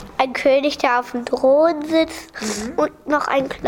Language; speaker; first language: German; early bilingual, other home language; Polish